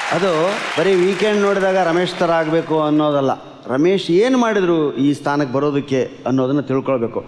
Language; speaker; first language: Kannada; native; Kannada